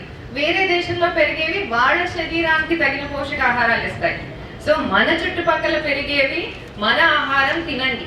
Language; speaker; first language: Telugu; native; Telugu